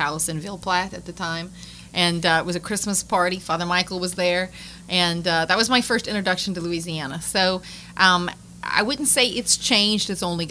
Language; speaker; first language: English; native; English